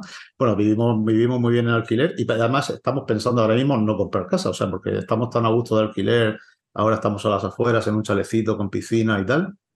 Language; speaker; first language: Spanish; native; Spanish